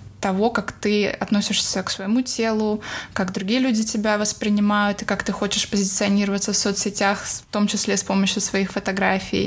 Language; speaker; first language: Russian; native; Russian